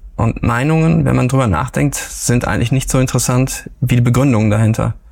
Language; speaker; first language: German; native; German